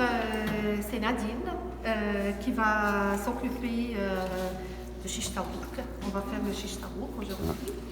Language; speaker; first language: French; non-native, learner; Arabic